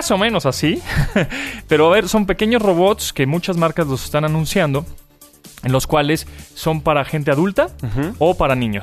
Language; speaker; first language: Spanish; native; Spanish